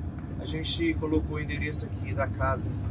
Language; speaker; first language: Portuguese; native; Portuguese